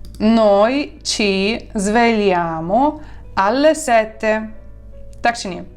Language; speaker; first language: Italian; non-native, fluent; Ukrainian